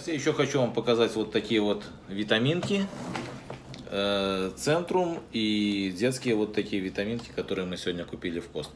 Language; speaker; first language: Russian; native; Russian